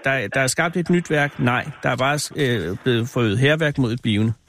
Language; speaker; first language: Danish; native; Danish